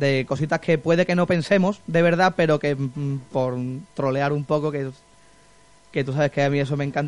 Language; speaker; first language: Spanish; native; Spanish